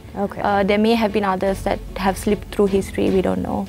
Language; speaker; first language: English; native; English